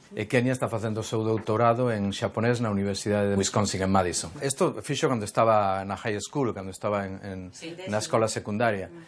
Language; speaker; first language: Galician; native; Galician